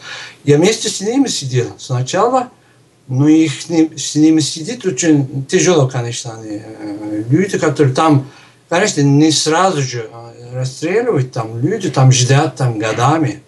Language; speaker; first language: Russian; non-native, local second language; Uzbek